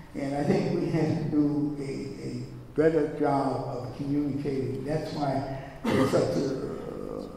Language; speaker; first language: English; native; English